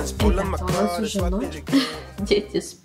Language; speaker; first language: Russian; native; Russian